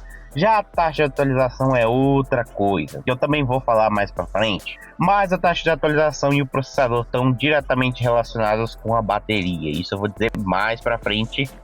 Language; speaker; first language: Portuguese; native; Portuguese